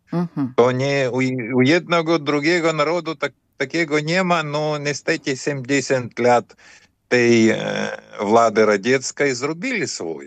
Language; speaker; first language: Polish; non-native, fluent; Ukrainian